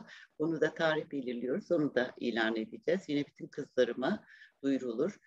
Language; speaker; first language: Turkish; native; Turkish